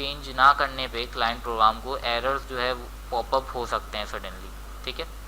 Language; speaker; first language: Hindi; native; Hindi